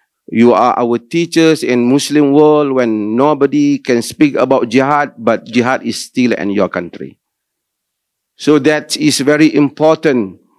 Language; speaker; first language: English; non-native, local second language; Malay